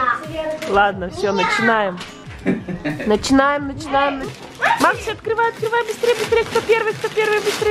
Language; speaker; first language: Russian; native; Russian